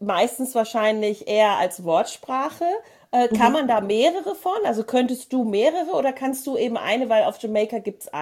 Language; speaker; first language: German; native; German